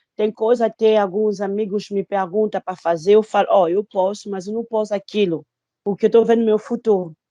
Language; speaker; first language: Portuguese; non-native, fluent; Lingala